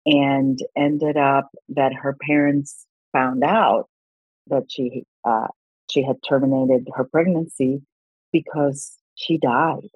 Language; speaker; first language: English; non-native, fluent; Spanish